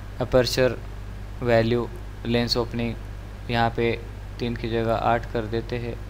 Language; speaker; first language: Hindi; non-native, local second language; Marathi